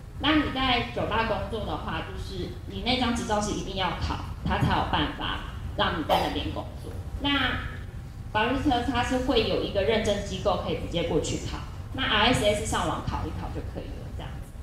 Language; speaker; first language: Chinese; native; Chinese